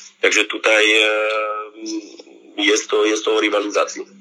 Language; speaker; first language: Polish; non-native, learner; Slovak